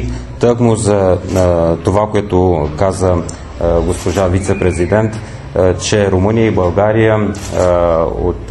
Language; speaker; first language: Bulgarian; non-native, fluent; Romanian